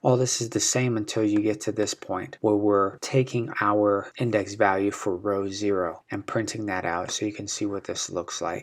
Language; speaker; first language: English; native; English